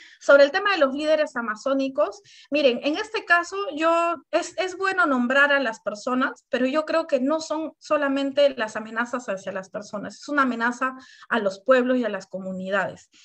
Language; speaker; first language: Spanish; native; Spanish